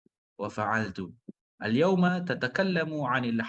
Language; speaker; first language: Arabic; non-native, learner; Malay